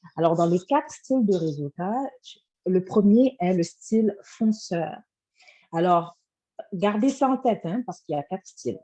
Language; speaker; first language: French; native; French